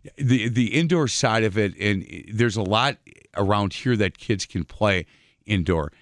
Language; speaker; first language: English; native; English